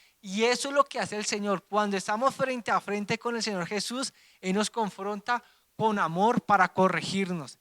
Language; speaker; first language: Spanish; native; Spanish